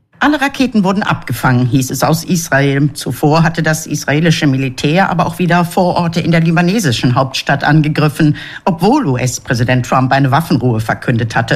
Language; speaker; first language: German; native; German